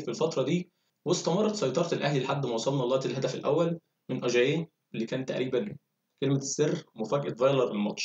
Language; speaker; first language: Arabic; native; Arabic